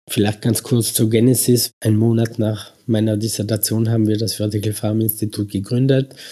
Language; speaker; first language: German; native; German